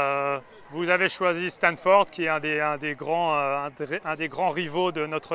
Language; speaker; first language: French; native; French